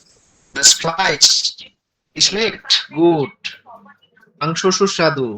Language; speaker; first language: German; non-native, learner; Bangla